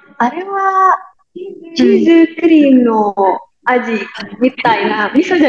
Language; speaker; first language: Japanese; non-native, learner; Indonesian